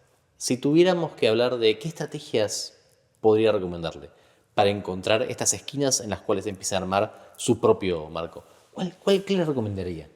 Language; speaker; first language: Spanish; native; Spanish